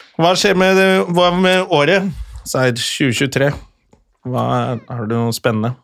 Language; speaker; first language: Norwegian; native; Norwegian